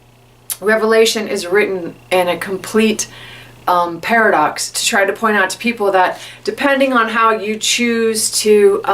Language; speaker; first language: English; native; English